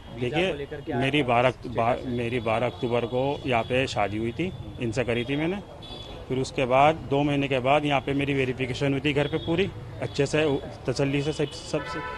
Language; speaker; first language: Hindi; native; Hindi